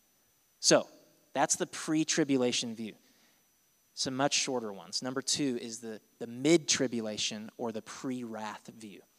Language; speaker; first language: English; native; English